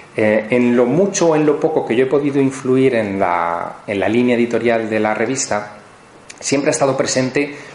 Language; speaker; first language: Spanish; native; Spanish